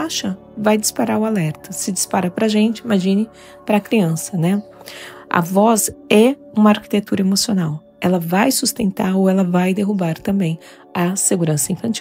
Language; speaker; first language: Portuguese; native; Portuguese